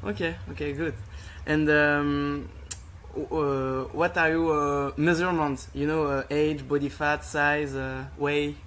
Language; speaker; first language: English; non-native, learner; French